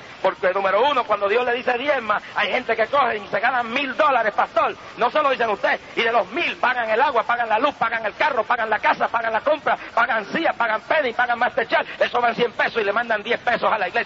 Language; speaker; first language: Spanish; native; Spanish